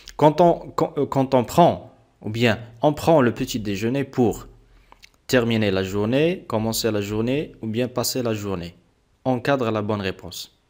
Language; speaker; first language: French; non-native, local second language; Arabic